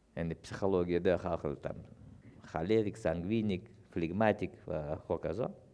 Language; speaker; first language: Uzbek; non-native, local second language; Russian